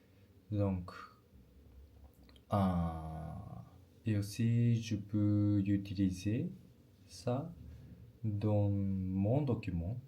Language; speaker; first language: French; non-native, learner; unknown